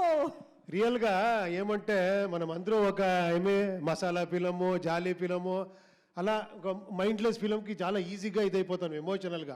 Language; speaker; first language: Telugu; non-native, local second language; Kannada